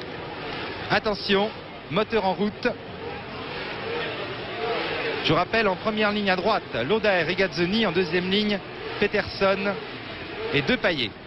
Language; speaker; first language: French; native; French